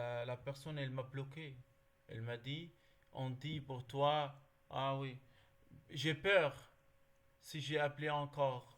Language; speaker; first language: French; non-native, learner; Arabic